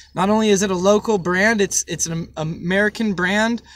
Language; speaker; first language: English; native; English